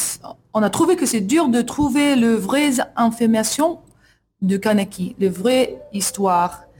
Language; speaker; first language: French; non-native, learner; English